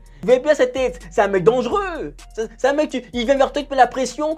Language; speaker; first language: French; native; French